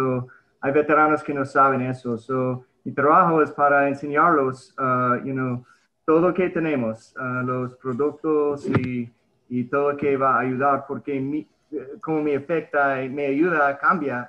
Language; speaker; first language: Spanish; early bilingual, heritage; English